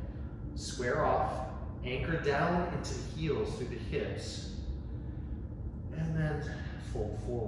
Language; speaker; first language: English; native; English